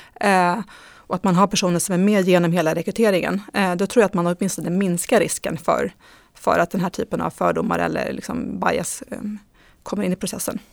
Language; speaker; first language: Swedish; native; Swedish